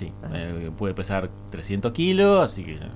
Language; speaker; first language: Spanish; native; Spanish